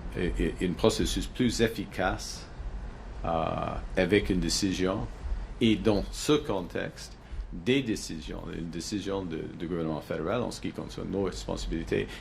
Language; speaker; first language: French; non-native, local second language; English